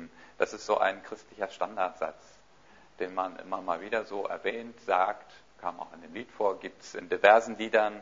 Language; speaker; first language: German; native; German